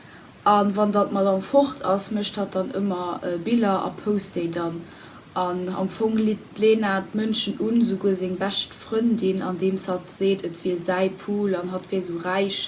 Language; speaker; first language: German; non-native, local second language; Luxembourgish